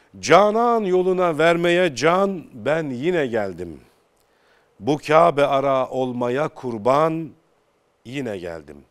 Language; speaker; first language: Turkish; native; Turkish